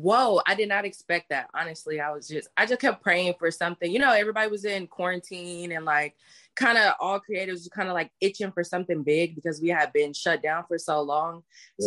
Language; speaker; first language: English; native; English